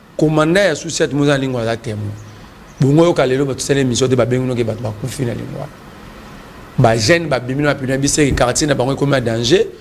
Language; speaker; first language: Lingala; native; Lingala